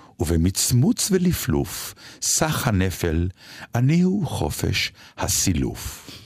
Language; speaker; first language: Hebrew; native; Hebrew